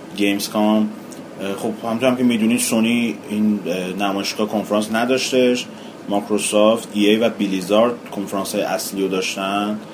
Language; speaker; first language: Persian; native; Persian